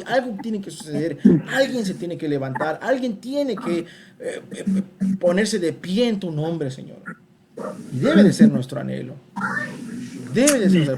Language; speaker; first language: Spanish; native; Spanish